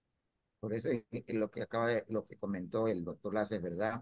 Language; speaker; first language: Spanish; native; Spanish